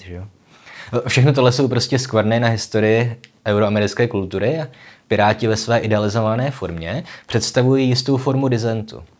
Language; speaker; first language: Czech; native; Czech